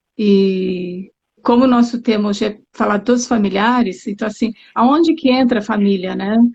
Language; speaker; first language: Portuguese; native; Portuguese